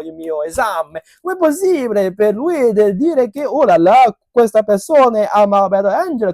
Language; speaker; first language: Italian; non-native, fluent; Cantonese